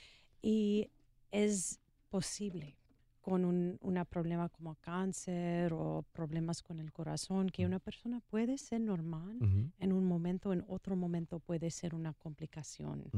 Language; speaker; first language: Spanish; non-native, learner; English